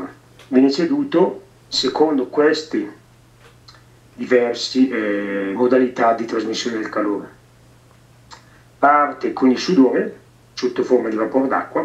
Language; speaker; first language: Italian; native; Italian